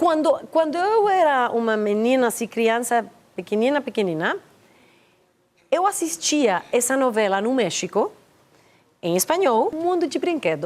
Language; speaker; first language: Portuguese; non-native, fluent; Spanish